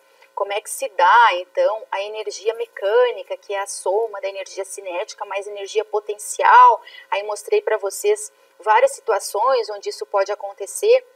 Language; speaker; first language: Portuguese; native; Portuguese